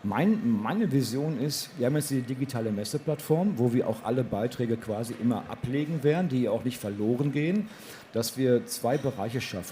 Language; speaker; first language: German; native; German